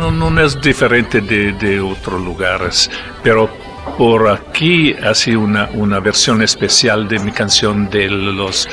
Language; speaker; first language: Spanish; non-native, learner; Italian